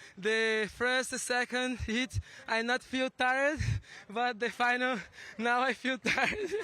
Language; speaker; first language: English; non-native, learner; Portuguese